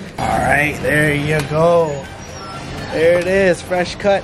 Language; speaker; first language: English; early bilingual, other home language; Urdu